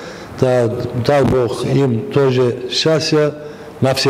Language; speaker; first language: Russian; non-native, fluent; Azerbaijani